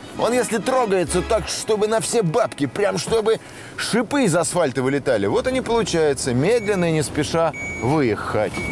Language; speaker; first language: Russian; native; Russian